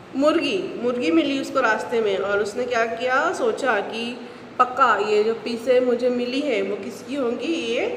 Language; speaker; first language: Hindi; non-native, local second language; Marathi